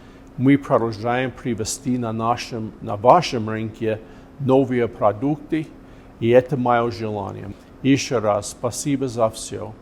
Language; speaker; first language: Russian; non-native, fluent; English